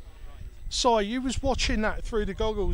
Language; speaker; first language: English; native; English